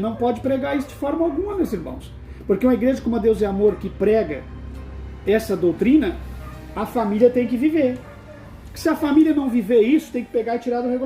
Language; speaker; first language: Portuguese; native; Portuguese